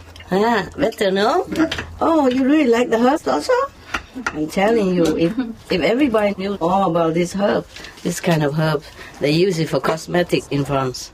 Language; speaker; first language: English; non-native, fluent; Vietnamese